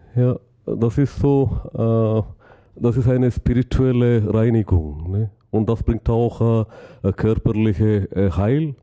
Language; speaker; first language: German; non-native, learner; Malayalam